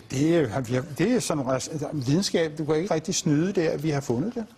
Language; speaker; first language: Danish; native; Danish